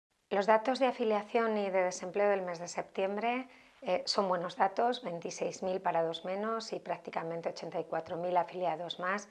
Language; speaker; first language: Spanish; native; Spanish